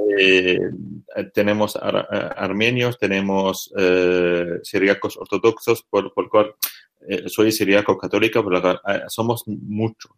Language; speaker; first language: Spanish; non-native, fluent; Arabic